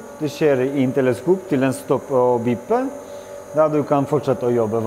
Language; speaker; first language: Norwegian; non-native, fluent; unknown